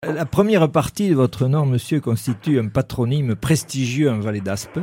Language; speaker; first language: French; native; French